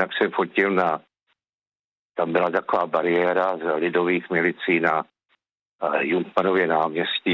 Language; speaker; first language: Czech; native; Czech